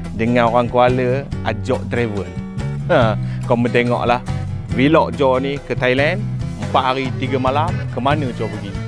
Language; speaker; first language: Malay; native; Malay